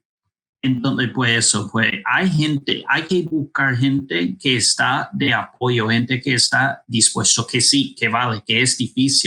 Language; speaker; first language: Spanish; non-native, fluent; English